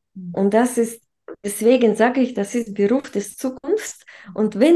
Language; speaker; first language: German; non-native, fluent; Russian